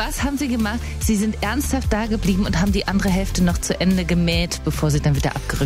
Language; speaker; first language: German; native; German